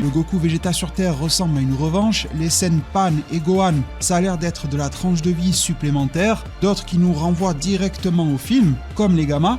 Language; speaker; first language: French; native; French